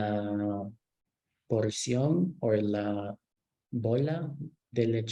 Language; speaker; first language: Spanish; non-native, fluent; English